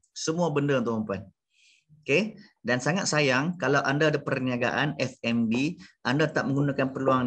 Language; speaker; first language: Malay; native; Malay